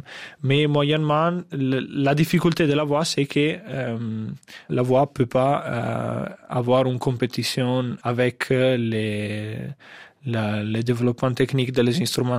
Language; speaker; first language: French; non-native, fluent; Italian